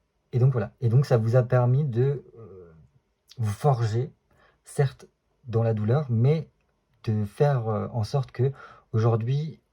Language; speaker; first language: French; native; French